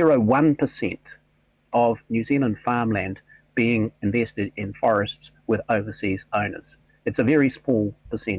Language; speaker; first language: English; native; English